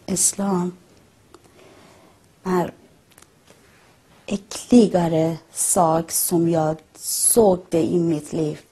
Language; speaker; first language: Swedish; non-native, learner; Persian